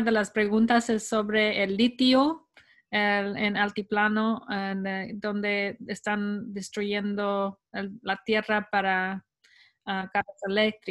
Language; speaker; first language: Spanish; non-native, fluent; English